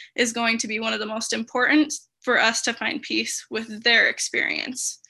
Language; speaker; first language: English; native; English